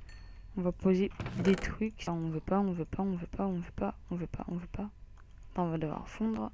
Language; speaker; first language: French; native; French